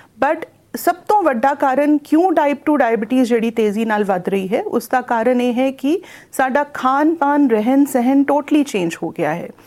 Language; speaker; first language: Punjabi; native; Punjabi